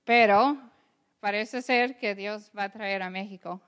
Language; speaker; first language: Spanish; early bilingual, heritage; English